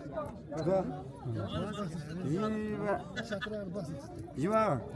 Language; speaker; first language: Chinese; non-native, local second language; Kazakh